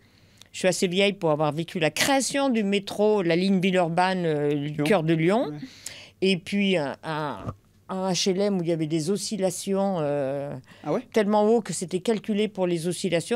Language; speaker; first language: French; native; French